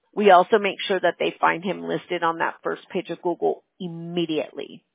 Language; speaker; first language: English; early bilingual, other home language; Spanish